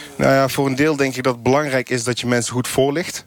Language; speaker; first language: Dutch; native; Dutch